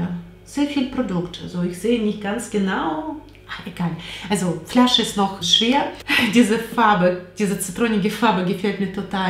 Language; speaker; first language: German; non-native, learner; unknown